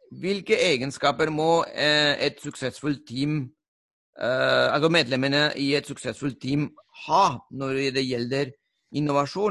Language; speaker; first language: Norwegian; non-native, fluent; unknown